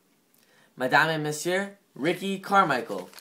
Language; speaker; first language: French; non-native, learner; English